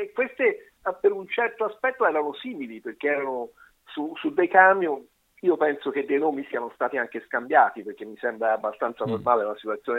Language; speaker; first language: Italian; native; Italian